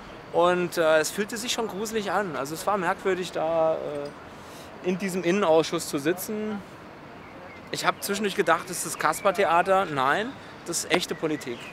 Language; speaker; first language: German; native; German